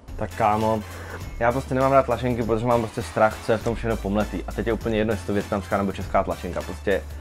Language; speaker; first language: Czech; native; Czech